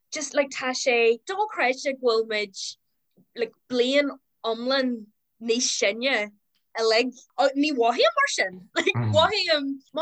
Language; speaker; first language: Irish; non-native, local second language; English